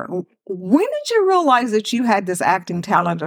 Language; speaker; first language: English; native; English